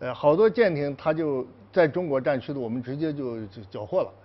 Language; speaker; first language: Chinese; native; Chinese